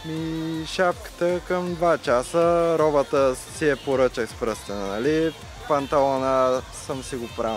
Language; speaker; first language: Bulgarian; native; Bulgarian